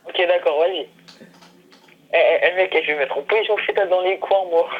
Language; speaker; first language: French; native; French